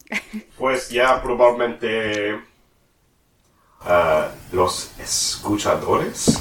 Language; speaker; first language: Spanish; non-native, learner; English